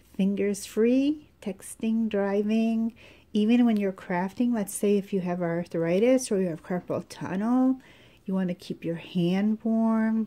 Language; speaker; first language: English; native; English